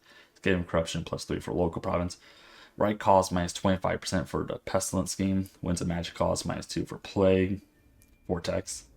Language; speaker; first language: English; native; English